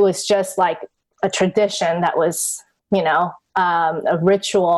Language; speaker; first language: English; non-native, fluent; Chinese